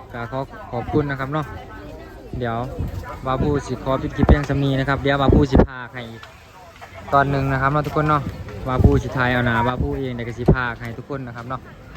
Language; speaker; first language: Thai; non-native, local second language; Lao